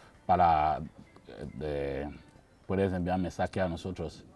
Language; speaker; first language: Spanish; non-native, learner; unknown